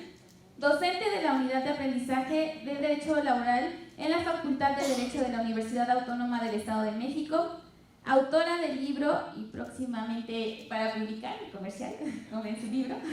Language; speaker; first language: Spanish; native; Spanish